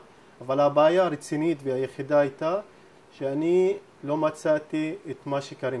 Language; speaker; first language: Hebrew; non-native, local second language; Arabic